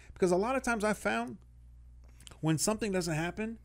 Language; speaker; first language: English; native; English